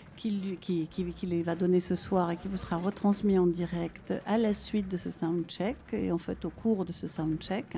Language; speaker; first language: French; non-native, fluent; Arabic